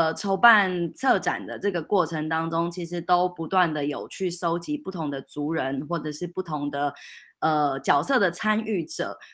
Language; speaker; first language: Chinese; native; Chinese